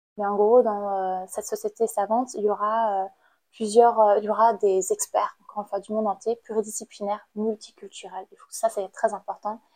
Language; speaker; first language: French; non-native, fluent; Khmer